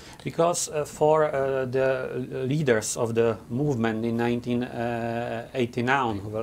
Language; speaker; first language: English; non-native, fluent; Czech